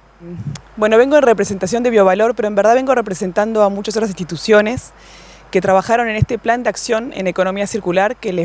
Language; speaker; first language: Spanish; native; Spanish